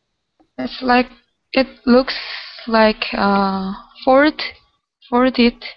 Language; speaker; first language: English; non-native, learner; Korean